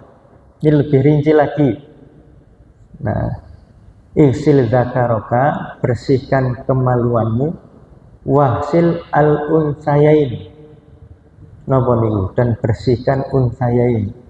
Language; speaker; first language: Indonesian; non-native, local second language; Javanese